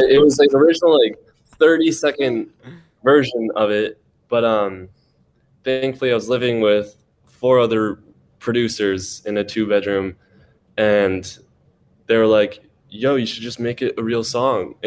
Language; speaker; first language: English; native; English